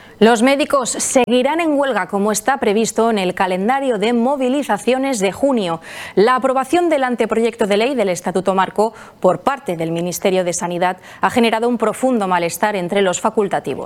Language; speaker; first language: Spanish; native; Spanish